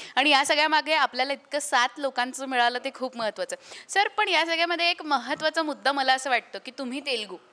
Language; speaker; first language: Marathi; native; Marathi